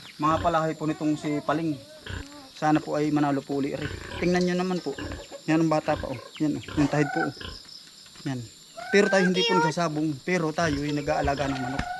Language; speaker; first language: Filipino; native; Filipino